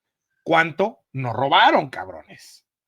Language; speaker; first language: Spanish; native; Spanish